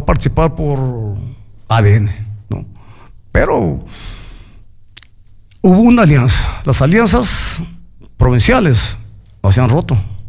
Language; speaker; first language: Spanish; native; Spanish